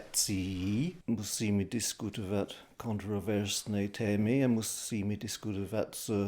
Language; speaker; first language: Slovak; non-native, fluent; English